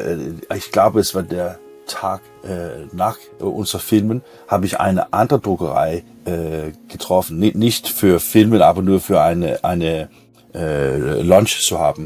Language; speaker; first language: German; non-native, learner; Danish